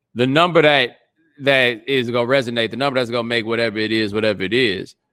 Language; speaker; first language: English; native; English